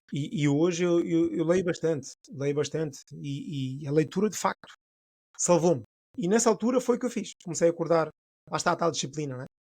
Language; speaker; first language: Portuguese; non-native, local second language; Upper Guinea Crioulo